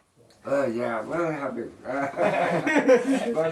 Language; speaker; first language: English; non-native, learner; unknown